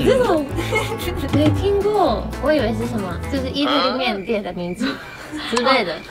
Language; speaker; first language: Chinese; non-native, fluent; Japanese